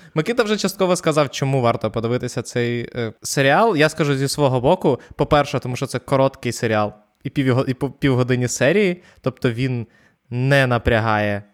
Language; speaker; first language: Ukrainian; native; Ukrainian